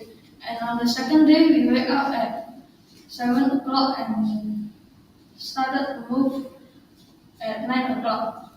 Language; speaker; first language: English; non-native, learner; Indonesian